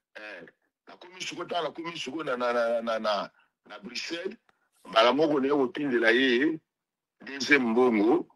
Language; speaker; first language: Lingala; native; Lingala